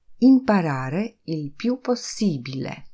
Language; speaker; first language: Italian; non-native, fluent; Polish